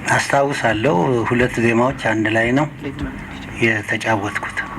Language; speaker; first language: Amharic; non-native, local second language; Sebat Bet Gurage